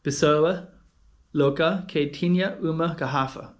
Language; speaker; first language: Portuguese; non-native, learner; English